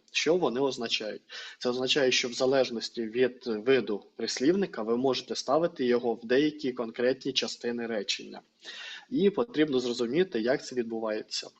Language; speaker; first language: Ukrainian; non-native, local second language; Russian